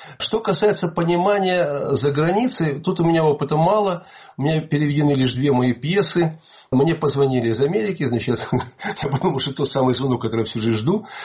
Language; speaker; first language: Russian; native; Russian